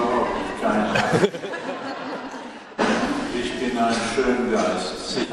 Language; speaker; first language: German; non-native, learner; Swedish